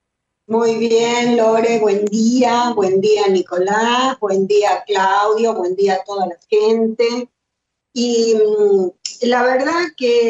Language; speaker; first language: Spanish; native; Spanish